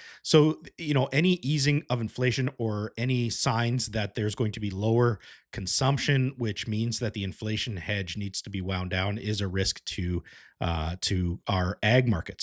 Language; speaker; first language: English; native; English